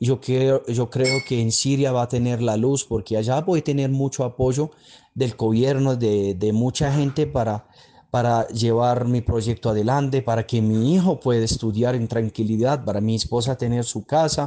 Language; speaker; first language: Spanish; non-native, fluent; Arabic